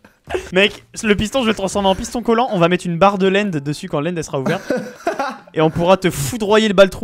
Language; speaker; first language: French; native; French